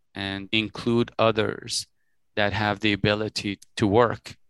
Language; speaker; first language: English; early bilingual, other home language; Persian